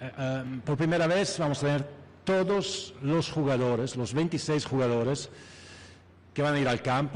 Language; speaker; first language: Spanish; non-native, fluent; Italian